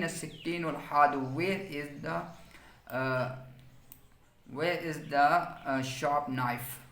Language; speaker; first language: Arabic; non-native, fluent; Urdu